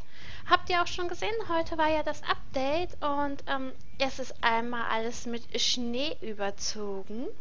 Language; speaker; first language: German; native; German